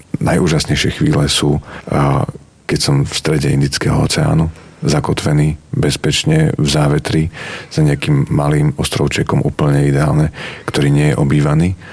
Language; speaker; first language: Slovak; non-native, local second language; Rusyn